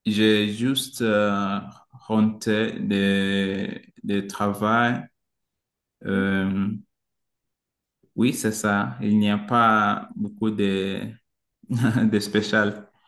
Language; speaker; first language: French; non-native, learner; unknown